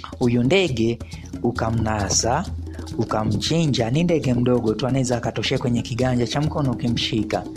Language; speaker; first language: Swahili; non-native, local second language; Luyia